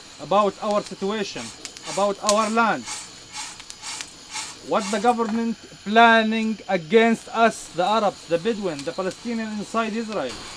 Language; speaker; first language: English; non-native, learner; Arabic